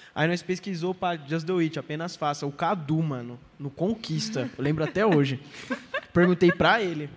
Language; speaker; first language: Portuguese; native; Portuguese